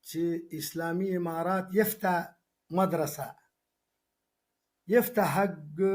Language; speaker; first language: Arabic; non-native, learner; Pashto